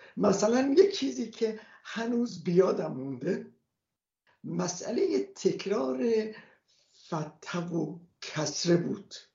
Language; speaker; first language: Persian; non-native, local second language; Kurdish